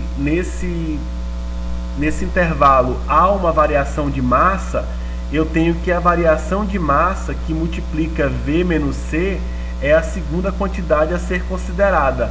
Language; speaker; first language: Portuguese; native; Portuguese